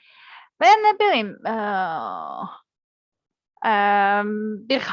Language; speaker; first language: Turkish; non-native, learner; Serbian